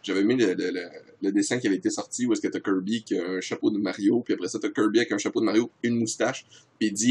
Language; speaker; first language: French; native; French